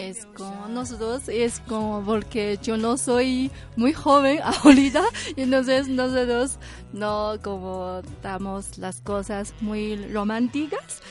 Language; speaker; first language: Spanish; non-native, learner; Chinese